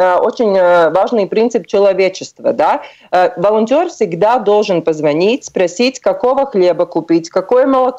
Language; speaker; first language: Russian; non-native, local second language; Latvian